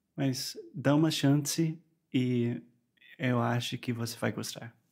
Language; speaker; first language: Portuguese; non-native, fluent; English